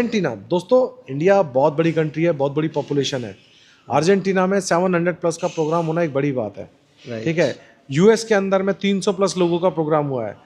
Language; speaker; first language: Hindi; native; Hindi